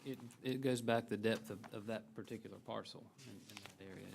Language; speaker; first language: English; native; English